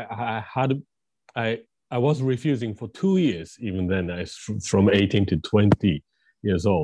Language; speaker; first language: English; non-native, fluent; Japanese